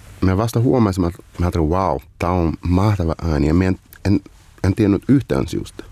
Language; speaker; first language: Finnish; non-native, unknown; Portuguese